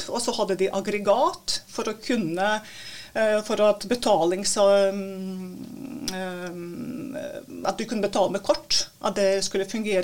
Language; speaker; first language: Norwegian; non-native, fluent; Latvian